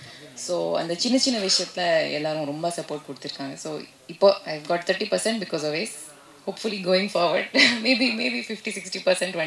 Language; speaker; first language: Tamil; non-native, learner; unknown